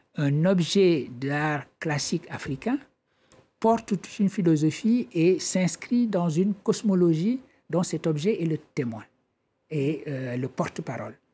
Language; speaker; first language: French; non-native, local second language; Wolof